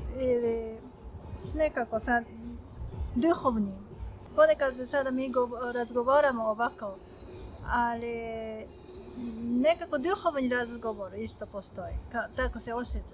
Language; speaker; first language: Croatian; non-native, learner; Japanese